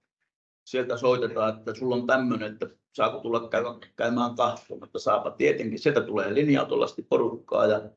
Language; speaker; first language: Finnish; native; Finnish